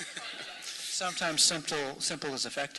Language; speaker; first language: English; native; English